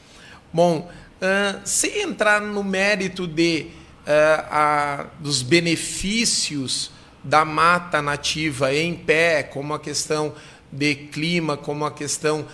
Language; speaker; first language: Portuguese; native; Portuguese